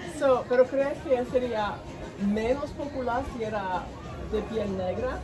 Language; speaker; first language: Spanish; non-native, learner; English